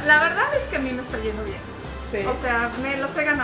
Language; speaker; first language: Spanish; native; Spanish